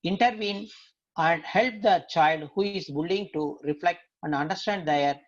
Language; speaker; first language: English; non-native, local second language; Tamil